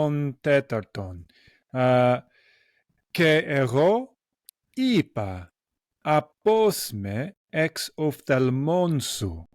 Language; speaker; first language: Greek; non-native, learner; English